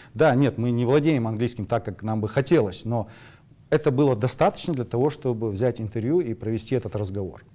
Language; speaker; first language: Russian; non-native, local second language; Ingush